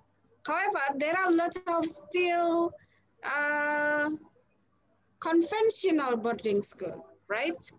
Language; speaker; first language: English; non-native, learner; Indonesian